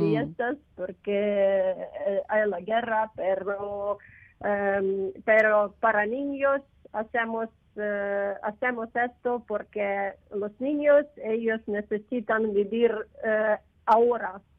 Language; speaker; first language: Spanish; non-native, learner; Ukrainian